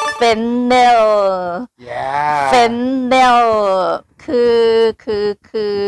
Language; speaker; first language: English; non-native, learner; Thai